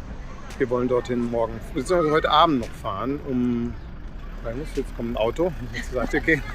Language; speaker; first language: German; native; German